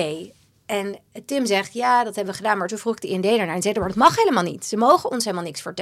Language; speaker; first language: Dutch; native; Dutch